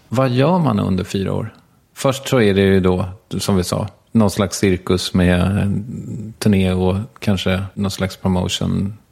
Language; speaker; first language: Swedish; native; Swedish